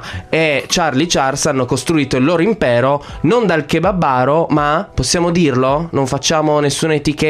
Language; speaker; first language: Italian; native; Italian